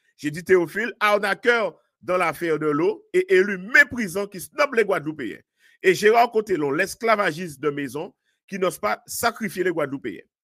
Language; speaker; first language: French; native; French